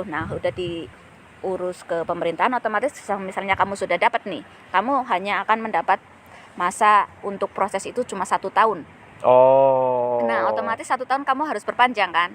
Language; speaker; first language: Indonesian; native; Indonesian